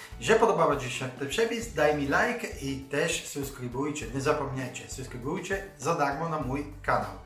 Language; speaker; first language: Polish; non-native, learner; Italian